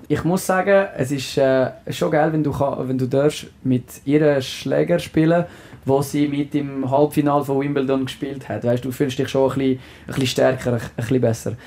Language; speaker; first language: German; non-native, local second language; French